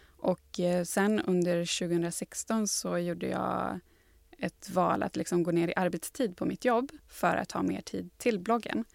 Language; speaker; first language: Swedish; native; Swedish